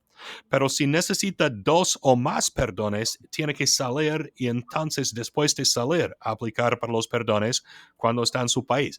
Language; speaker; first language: Spanish; non-native, fluent; English